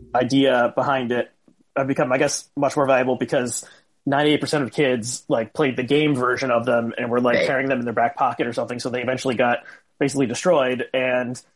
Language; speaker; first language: English; native; English